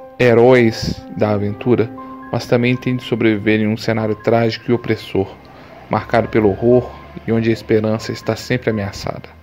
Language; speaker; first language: Portuguese; native; Portuguese